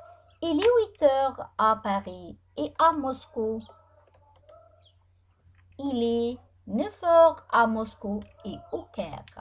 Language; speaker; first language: French; non-native, fluent; Arabic